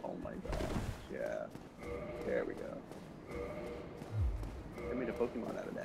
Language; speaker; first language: English; native; English